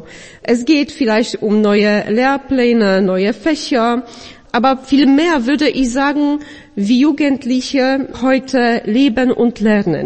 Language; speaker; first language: German; non-native, fluent; Polish